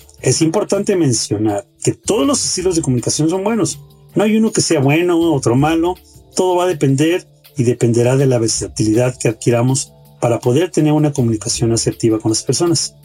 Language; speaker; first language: Spanish; native; Spanish